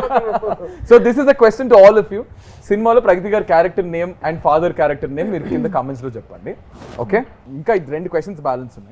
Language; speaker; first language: Telugu; native; Telugu